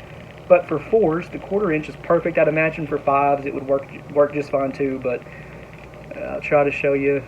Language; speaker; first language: English; native; English